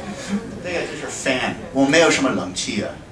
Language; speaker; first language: Chinese; non-native, fluent; English